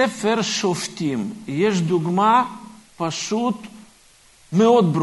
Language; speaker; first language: Hebrew; non-native, fluent; Russian